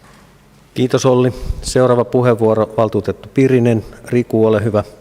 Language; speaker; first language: Finnish; native; Finnish